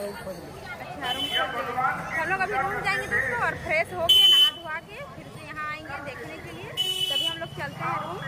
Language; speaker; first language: Hindi; native; Hindi